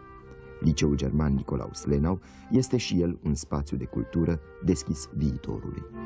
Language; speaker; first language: Romanian; native; Romanian